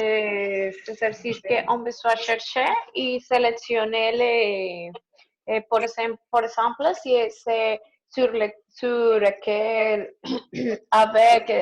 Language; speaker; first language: French; non-native, learner; Spanish